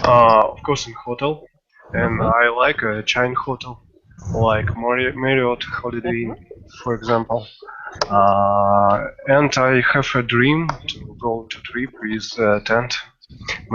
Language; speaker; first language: English; non-native, learner; Russian